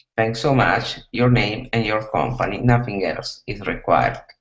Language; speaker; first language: English; non-native, fluent; Italian